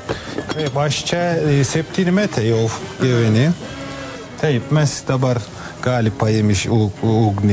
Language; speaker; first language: Lithuanian; non-native, learner; Turkish